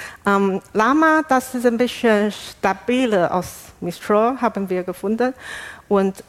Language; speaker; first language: German; non-native, fluent; Chinese